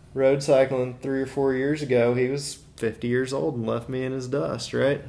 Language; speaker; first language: English; native; English